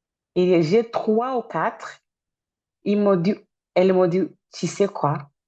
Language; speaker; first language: French; non-native, fluent; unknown